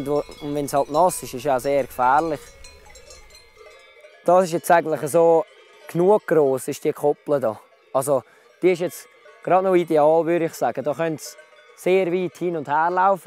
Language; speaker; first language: German; native; German